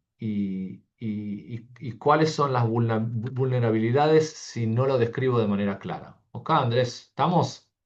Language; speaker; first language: Spanish; early bilingual, heritage; Spanish